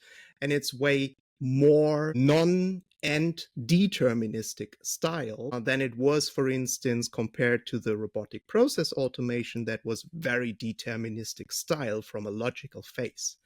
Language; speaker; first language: English; non-native, fluent; German